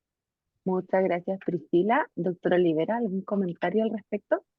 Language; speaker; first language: Spanish; native; Spanish